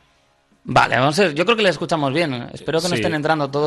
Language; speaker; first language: Spanish; native; Spanish